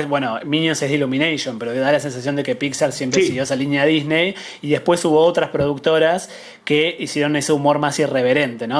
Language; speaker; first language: Spanish; native; Spanish